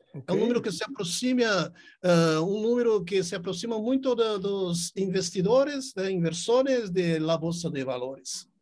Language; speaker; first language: Portuguese; native; Portuguese